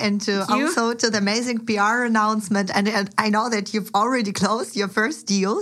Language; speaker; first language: English; non-native, fluent; Ukrainian